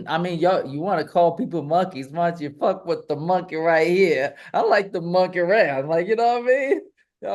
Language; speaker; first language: English; native; English